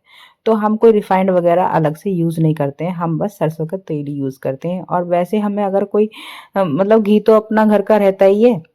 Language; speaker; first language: Hindi; native; Hindi